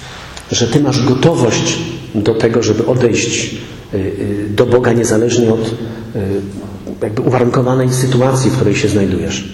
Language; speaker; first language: Polish; native; Polish